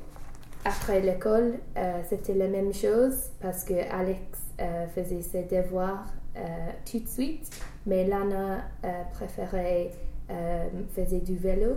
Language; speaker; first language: French; non-native, learner; English